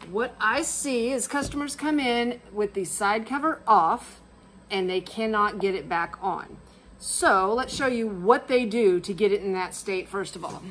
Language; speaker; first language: English; native; English